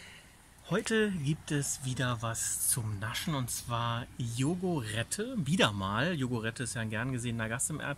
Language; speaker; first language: German; native; German